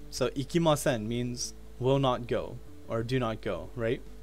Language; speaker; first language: English; native; English